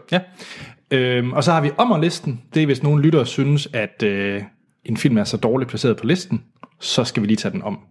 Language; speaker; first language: Danish; native; Danish